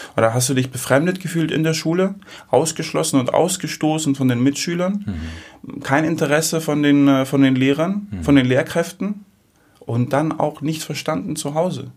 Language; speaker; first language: German; early bilingual, other home language; Greek